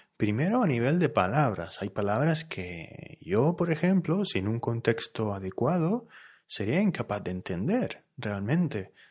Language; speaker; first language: Spanish; native; Spanish